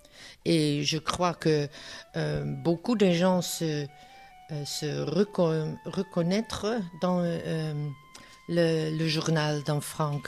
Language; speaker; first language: French; non-native, learner; Dutch